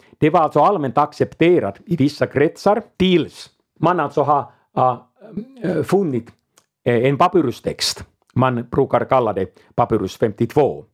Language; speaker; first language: Swedish; non-native, local second language; Finnish